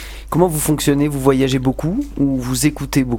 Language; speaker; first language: French; native; French